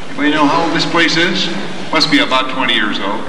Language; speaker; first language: English; native; English